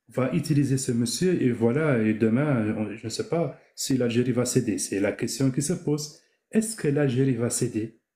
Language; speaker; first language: French; non-native, local second language; Arabic